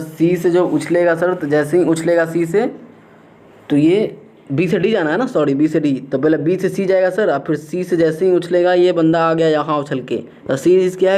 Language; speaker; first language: Hindi; native; Hindi